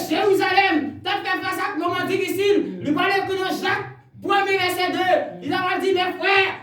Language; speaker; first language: French; non-native, local second language; Haitian Creole